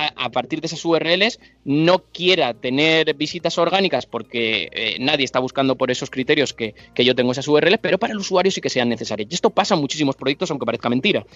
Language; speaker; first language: Spanish; native; Spanish